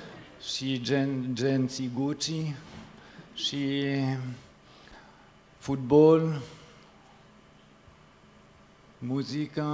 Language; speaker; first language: Romanian; non-native, fluent; French